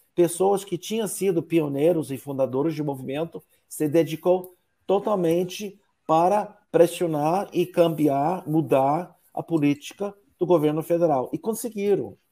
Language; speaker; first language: Portuguese; non-native, fluent; English